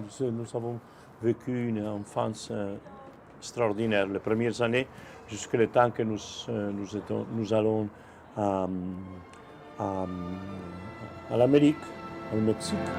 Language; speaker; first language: French; non-native, fluent; Spanish